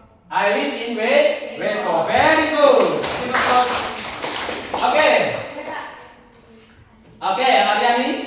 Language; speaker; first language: English; non-native, learner; Indonesian